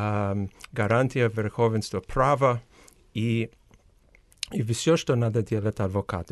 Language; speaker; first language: Russian; non-native, fluent; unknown